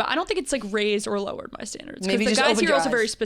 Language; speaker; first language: English; native; English